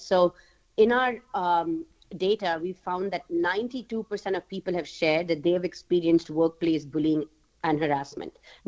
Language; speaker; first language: English; non-native, local second language; Hindi